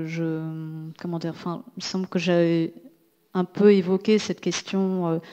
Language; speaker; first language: French; native; French